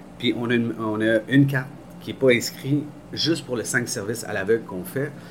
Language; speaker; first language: French; native; French